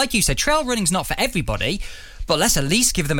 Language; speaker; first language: English; native; English